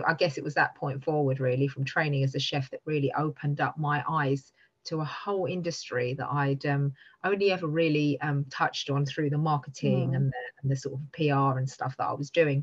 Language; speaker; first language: English; native; English